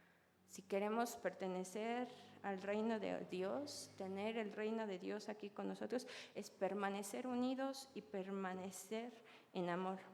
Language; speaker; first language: Spanish; native; Spanish